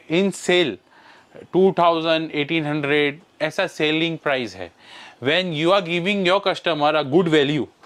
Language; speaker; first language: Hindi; non-native, local second language; Marwari